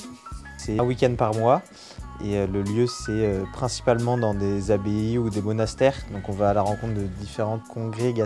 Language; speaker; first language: French; native; French